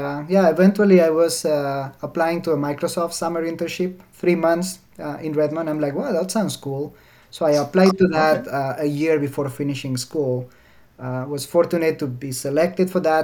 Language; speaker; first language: English; non-native, fluent; Spanish